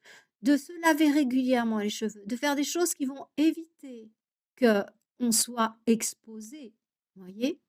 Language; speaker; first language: French; native; French